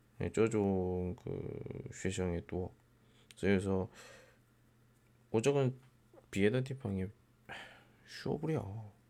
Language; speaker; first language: Chinese; non-native, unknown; Korean